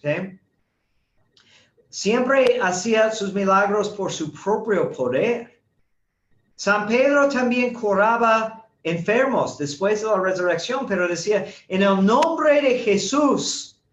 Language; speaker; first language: Spanish; non-native, fluent; English